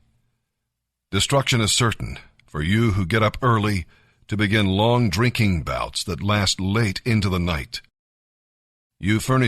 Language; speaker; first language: English; native; English